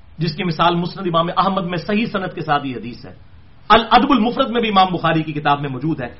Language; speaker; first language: Urdu; non-native, local second language; Punjabi